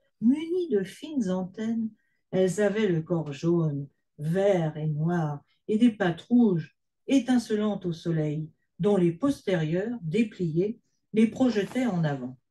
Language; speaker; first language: French; native; French